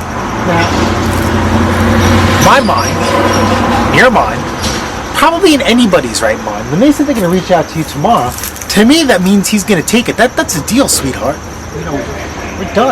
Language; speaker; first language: English; native; English